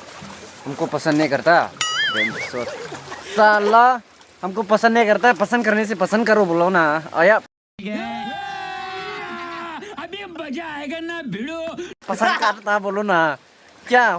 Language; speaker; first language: Hindi; non-native, local second language; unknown